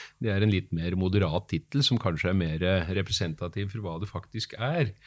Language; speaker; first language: Norwegian; native; Norwegian